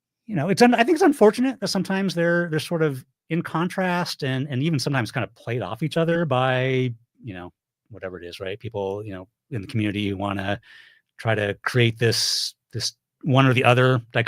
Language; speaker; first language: English; native; English